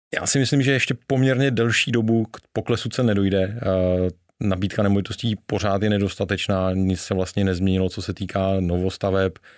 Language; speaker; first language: Czech; native; Czech